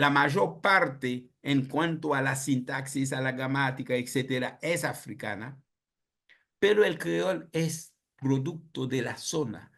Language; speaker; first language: Spanish; non-native, fluent; Haitian Creole